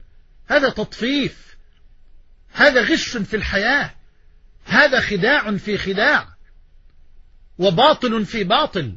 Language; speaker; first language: Arabic; native; Arabic